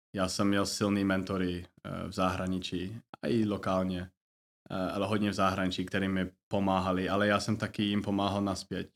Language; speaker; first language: Czech; non-native, fluent; English